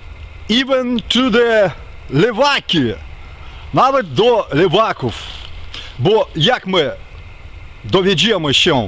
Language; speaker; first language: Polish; non-native, fluent; Ukrainian